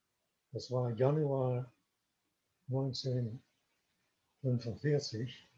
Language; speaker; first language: German; non-native, fluent; Dutch